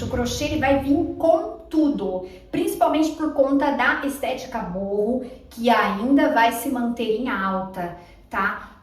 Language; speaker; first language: Portuguese; native; Portuguese